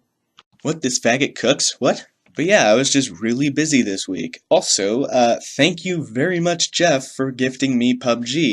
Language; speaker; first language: English; native; English